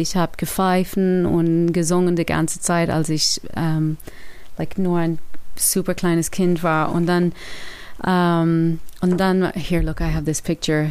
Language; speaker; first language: German; non-native, learner; English